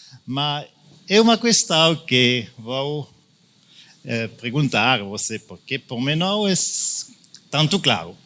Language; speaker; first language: Portuguese; non-native, learner; French